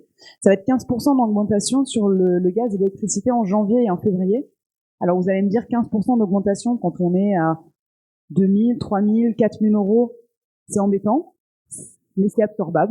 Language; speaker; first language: French; native; French